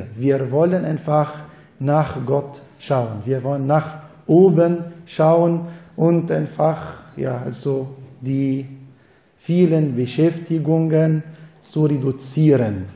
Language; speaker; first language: German; non-native, fluent; Arabic